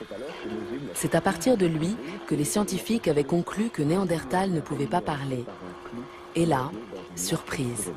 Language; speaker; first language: French; native; French